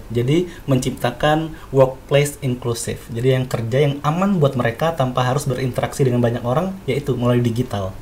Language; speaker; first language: Indonesian; native; Indonesian